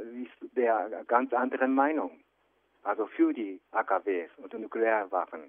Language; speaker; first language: German; non-native, fluent; Japanese